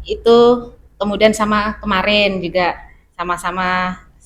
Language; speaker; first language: Indonesian; native; Indonesian